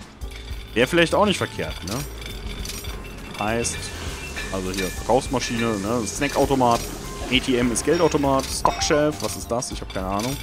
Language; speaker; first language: German; native; German